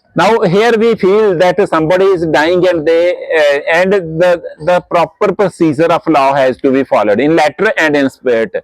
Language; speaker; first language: English; non-native, local second language; Punjabi